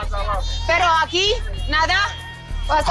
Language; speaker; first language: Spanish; non-native, learner; Romanian